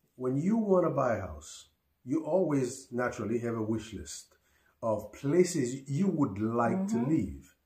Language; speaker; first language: English; non-native, fluent; Haitian Creole